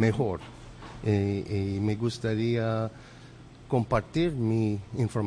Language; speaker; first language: Spanish; non-native, learner; English